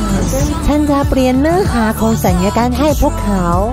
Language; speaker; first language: Thai; non-native, learner; Chinese